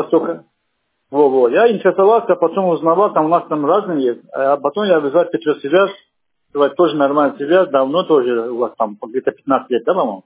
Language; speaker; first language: Russian; non-native, fluent; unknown